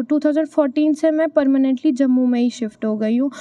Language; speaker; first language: Hindi; native; Hindi